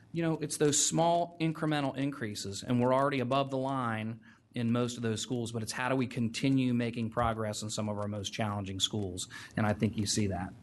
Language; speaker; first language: English; native; English